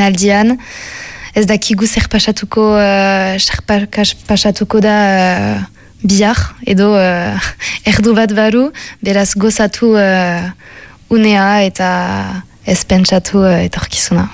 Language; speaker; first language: Basque; non-native, local second language; French